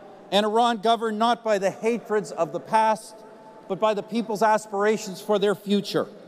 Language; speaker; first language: English; native; English